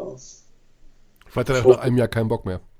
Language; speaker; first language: German; native; German